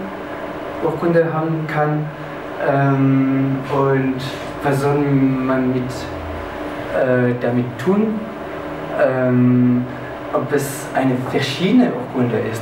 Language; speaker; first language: German; non-native, fluent; French